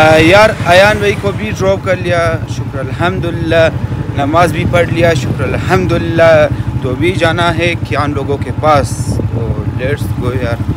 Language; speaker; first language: Urdu; non-native, local second language; Hazaragi